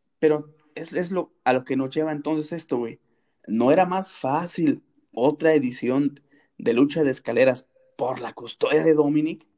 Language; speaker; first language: Spanish; native; Spanish